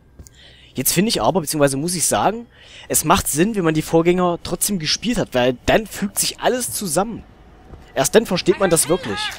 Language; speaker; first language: German; native; German